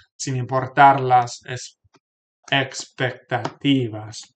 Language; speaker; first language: Spanish; non-native, learner; English